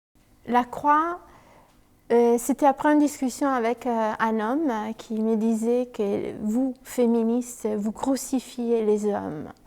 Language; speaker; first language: French; non-native, fluent; Italian